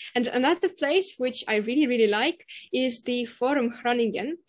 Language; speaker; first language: English; non-native, fluent; Russian